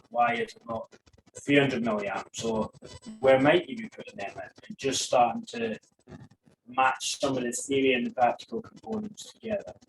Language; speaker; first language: English; native; English